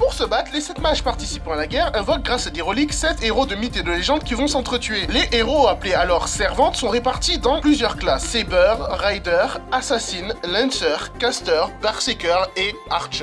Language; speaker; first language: French; native; French